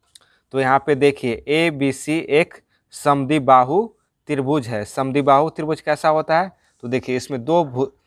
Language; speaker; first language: Hindi; native; Hindi